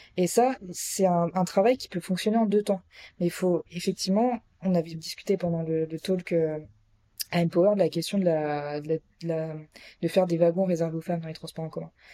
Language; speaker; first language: French; native; French